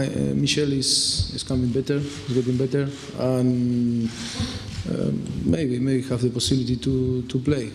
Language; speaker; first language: English; non-native, fluent; Spanish